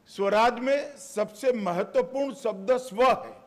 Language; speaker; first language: Hindi; non-native, local second language; Gujarati